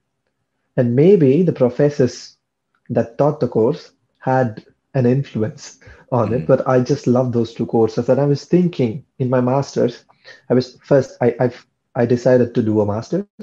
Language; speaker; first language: English; non-native, local second language; Tamil